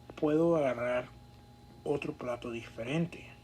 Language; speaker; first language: Spanish; early bilingual, other home language; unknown